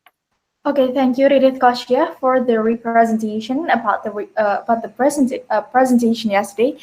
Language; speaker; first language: English; non-native, learner; Indonesian